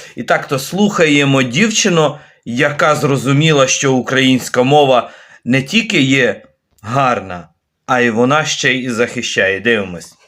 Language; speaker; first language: Ukrainian; native; Ukrainian